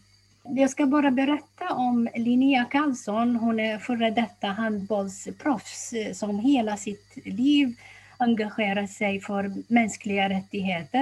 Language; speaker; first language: Swedish; non-native, fluent; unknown